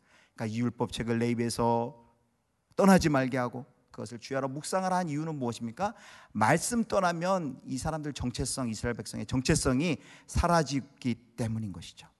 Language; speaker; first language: Korean; native; Korean